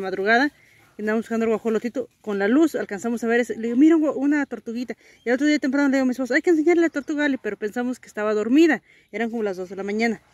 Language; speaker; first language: Spanish; native; Spanish